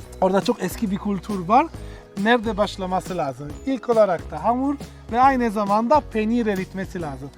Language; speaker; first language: Turkish; non-native, learner; Italian